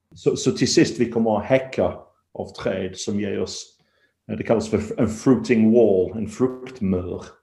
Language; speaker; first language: Swedish; non-native, fluent; English